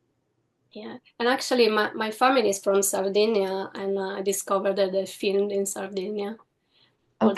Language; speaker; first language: English; non-native, fluent; Italian